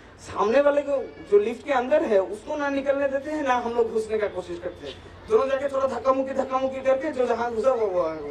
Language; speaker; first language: Hindi; non-native, local second language; Bangla